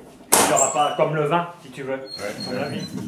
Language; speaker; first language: French; native; French